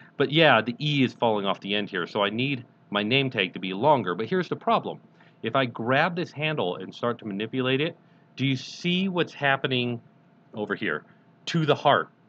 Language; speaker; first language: English; native; English